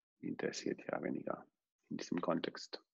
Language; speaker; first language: German; non-native, fluent; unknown